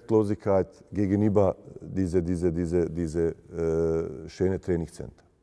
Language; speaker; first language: German; non-native, fluent; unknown